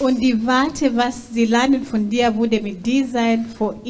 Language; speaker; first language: German; non-native, learner; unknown